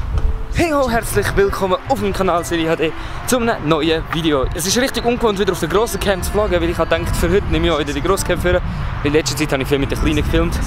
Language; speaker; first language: German; native; German